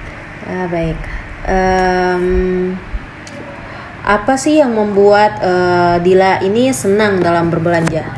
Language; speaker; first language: Indonesian; native; Indonesian